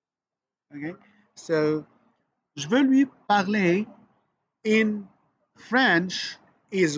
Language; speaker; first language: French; non-native, learner; Arabic